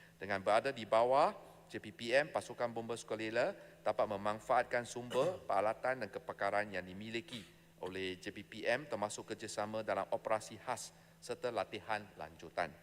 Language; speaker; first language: Malay; non-native, local second language; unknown